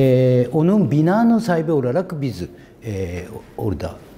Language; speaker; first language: Turkish; non-native, learner; Japanese